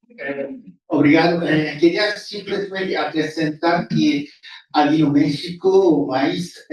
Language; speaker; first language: Portuguese; non-native, fluent; Japanese